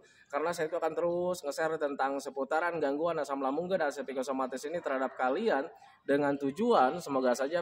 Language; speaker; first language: Indonesian; native; Indonesian